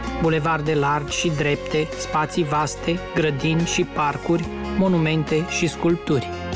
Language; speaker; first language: Romanian; native; Romanian